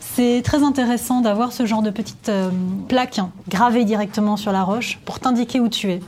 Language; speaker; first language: French; native; French